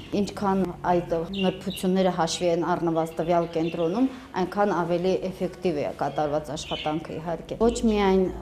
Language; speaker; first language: Armenian; native; Armenian